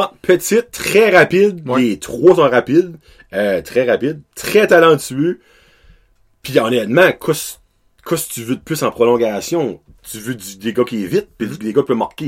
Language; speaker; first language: French; native; French